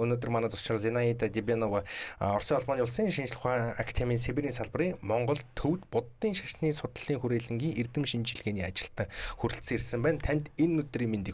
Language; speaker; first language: Mongolian; native; Mongolian